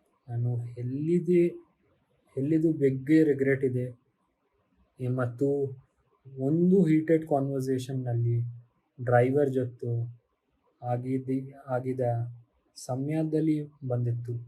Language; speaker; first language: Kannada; non-native, learner; Hindi